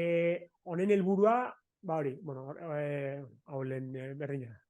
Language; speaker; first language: Basque; native; Basque